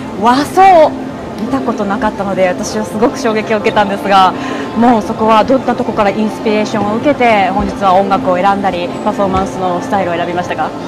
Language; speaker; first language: Japanese; native; Japanese